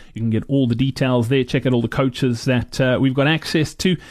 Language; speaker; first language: English; native; English